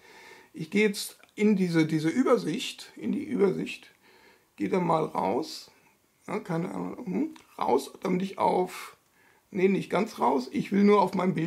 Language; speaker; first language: German; native; German